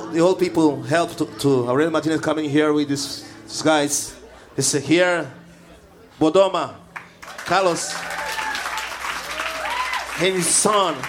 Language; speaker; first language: English; non-native, learner; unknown